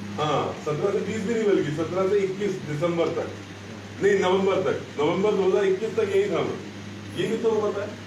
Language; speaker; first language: Hindi; non-native, local second language; Gujarati